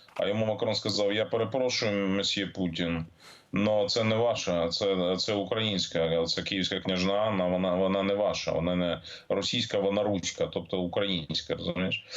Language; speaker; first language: Ukrainian; native; Ukrainian